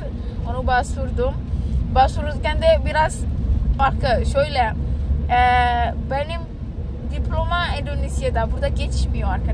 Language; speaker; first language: Turkish; non-native, learner; Indonesian